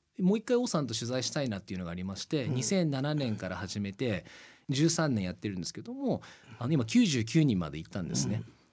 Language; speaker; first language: Japanese; native; Japanese